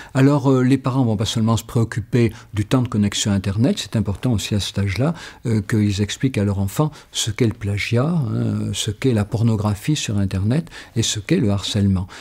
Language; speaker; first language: French; native; French